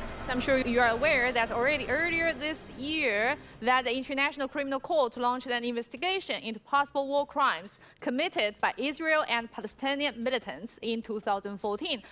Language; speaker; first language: English; non-native, fluent; Chinese